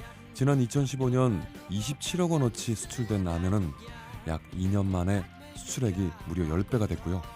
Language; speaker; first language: Korean; native; Korean